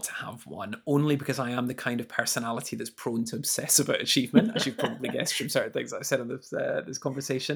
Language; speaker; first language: English; native; English